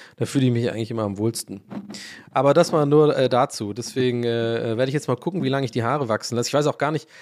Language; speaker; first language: German; early bilingual, other home language; English